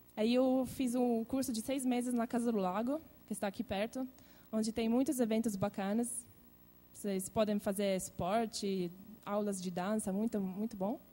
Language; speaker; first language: Portuguese; non-native, fluent; Italian